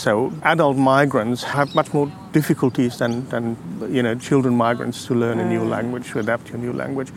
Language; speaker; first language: English; non-native, fluent; German